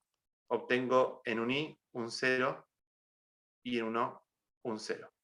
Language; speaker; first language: Spanish; native; Spanish